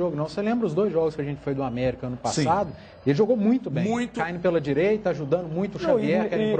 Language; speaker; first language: Portuguese; native; Portuguese